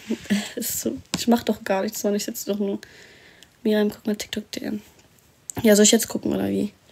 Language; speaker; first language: German; early bilingual, other home language; Arabic